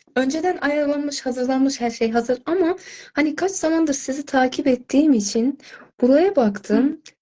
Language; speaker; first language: Turkish; non-native, fluent; Azerbaijani